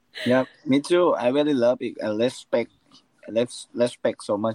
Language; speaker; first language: English; non-native, learner; Thai